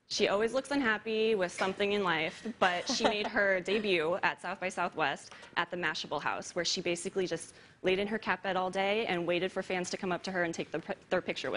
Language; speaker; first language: English; native; English